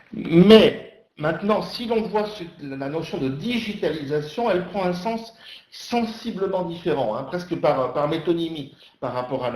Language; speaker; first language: French; native; French